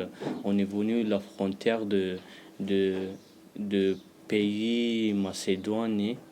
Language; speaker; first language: French; non-native, learner; Pashto